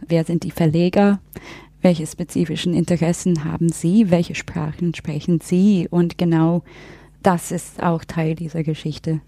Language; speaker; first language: German; non-native, fluent; English